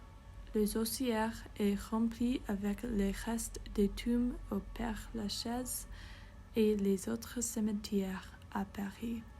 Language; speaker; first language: French; non-native, fluent; English